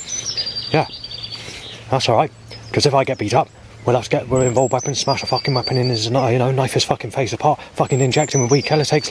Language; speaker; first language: English; native; English